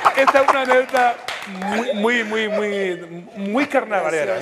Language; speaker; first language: Spanish; native; Spanish